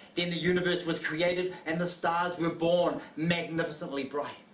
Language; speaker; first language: English; native; English